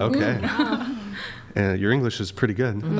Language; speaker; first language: English; native; English